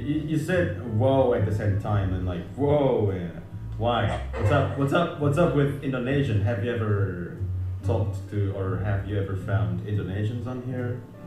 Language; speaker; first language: English; non-native, fluent; Indonesian